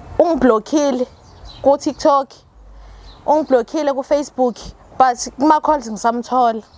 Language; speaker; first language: Zulu; native; Zulu